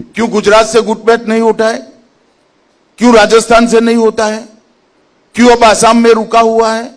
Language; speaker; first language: Hindi; non-native, local second language; Gujarati